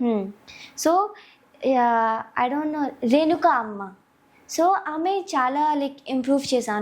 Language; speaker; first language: Telugu; non-native, local second language; Hindi